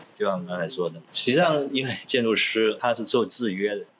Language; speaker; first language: Chinese; non-native, local second language; Cantonese